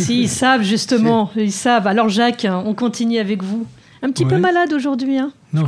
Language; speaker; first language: French; native; French